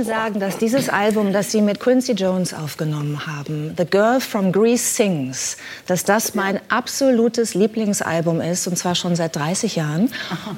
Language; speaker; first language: German; native; German